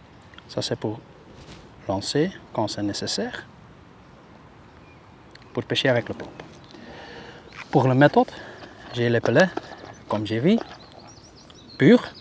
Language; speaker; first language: French; non-native, local second language; Dutch